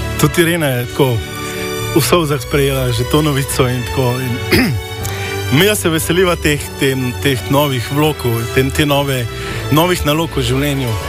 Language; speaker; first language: Slovenian; native; Slovenian